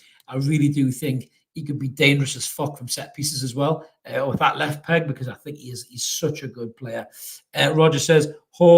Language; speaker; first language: English; native; English